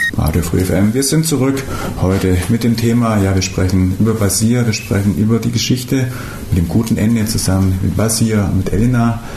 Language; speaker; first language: German; native; German